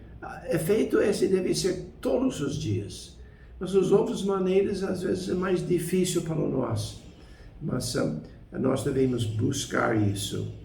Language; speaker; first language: Portuguese; non-native, fluent; English